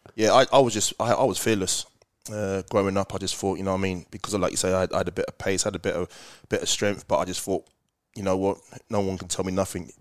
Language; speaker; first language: English; native; English